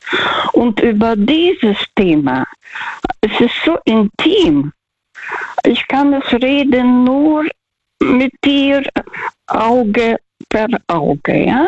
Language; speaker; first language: German; non-native, fluent; Russian